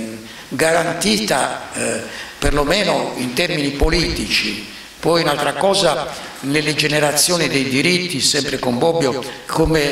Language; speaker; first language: Italian; native; Italian